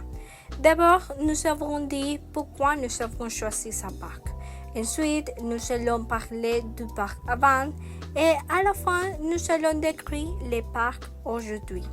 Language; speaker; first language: French; non-native, learner; Spanish